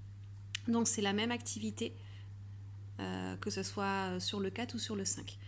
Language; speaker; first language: French; native; French